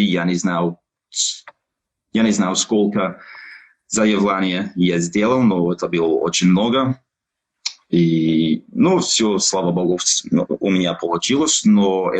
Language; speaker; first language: Russian; non-native, learner; English